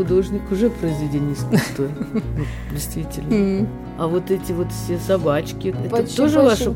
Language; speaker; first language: Russian; native; Russian